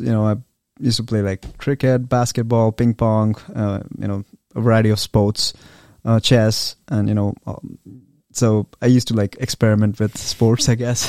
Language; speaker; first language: English; non-native, local second language; Hindi